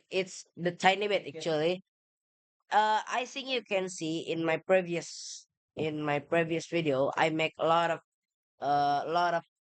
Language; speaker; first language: English; non-native, learner; Indonesian